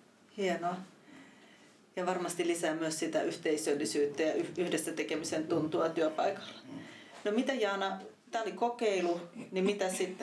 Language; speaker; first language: Finnish; native; Finnish